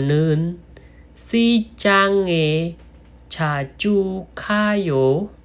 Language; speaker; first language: Korean; non-native, learner; Khmer